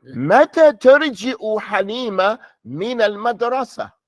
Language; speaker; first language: Arabic; non-native, fluent; English